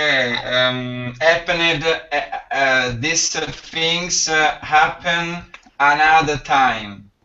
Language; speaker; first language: English; non-native, learner; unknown